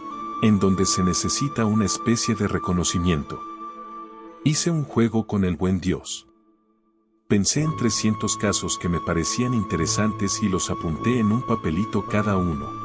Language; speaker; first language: Spanish; native; Spanish